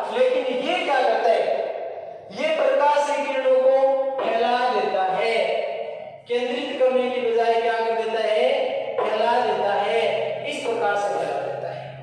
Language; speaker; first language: Hindi; native; Hindi